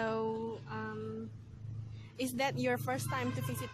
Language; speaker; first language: English; non-native, learner; Indonesian